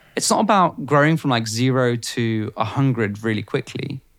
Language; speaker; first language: English; non-native, fluent; Bulgarian